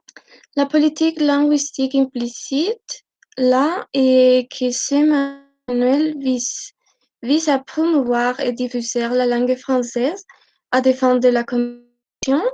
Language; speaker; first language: French; non-native, learner; Spanish